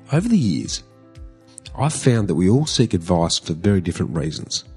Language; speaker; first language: English; native; English